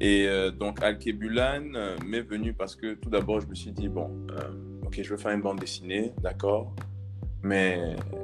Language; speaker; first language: French; native; French